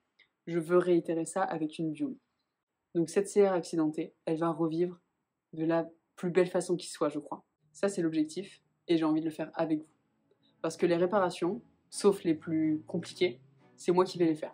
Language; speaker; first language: French; native; French